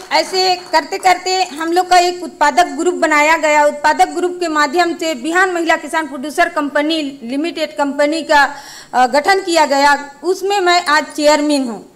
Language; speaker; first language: Hindi; native; Hindi